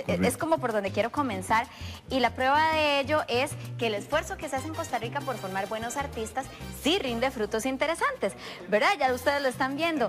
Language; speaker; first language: Spanish; native; Spanish